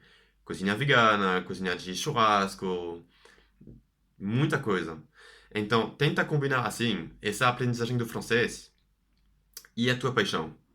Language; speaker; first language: Portuguese; non-native, fluent; French